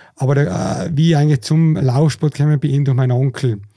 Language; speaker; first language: German; native; German